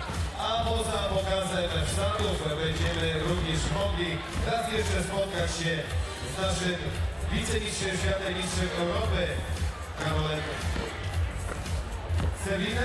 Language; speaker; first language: Polish; native; Polish